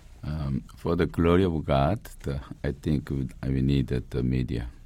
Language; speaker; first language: English; non-native, learner; Korean